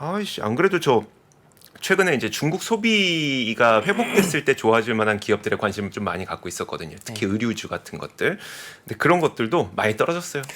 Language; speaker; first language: Korean; native; Korean